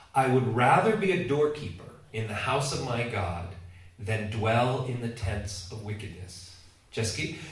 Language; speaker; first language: Czech; non-native, learner; English